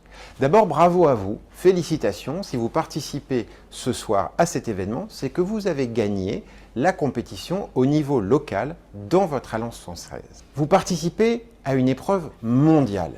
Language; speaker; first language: French; native; French